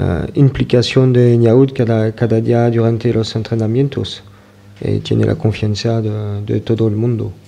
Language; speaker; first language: Spanish; non-native, fluent; French